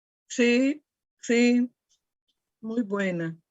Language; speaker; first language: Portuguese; non-native, learner; Spanish